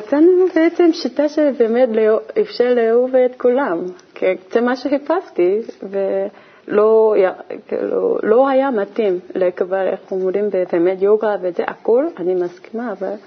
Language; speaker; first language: Hebrew; non-native, learner; Korean